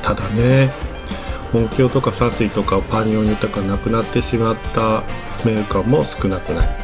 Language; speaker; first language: Japanese; native; Japanese